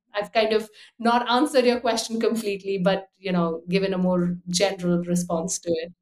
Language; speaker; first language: English; non-native, fluent; Hindi